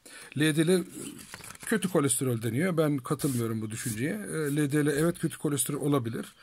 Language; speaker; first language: Turkish; native; Turkish